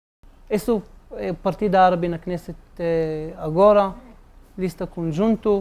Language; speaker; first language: Portuguese; non-native, learner; Arabic